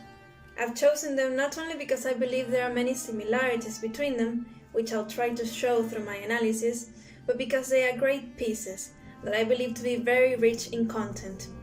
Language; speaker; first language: English; non-native, fluent; Spanish